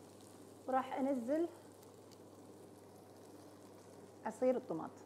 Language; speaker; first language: Arabic; native; Arabic